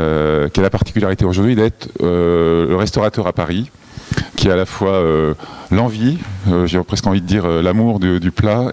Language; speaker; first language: French; native; French